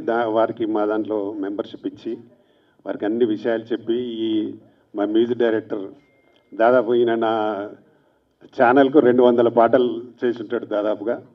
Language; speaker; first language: Telugu; native; Telugu